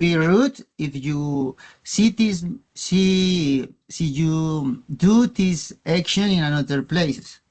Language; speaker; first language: English; non-native, learner; Spanish